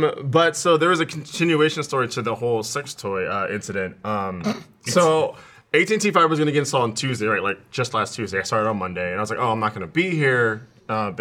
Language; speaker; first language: English; native; English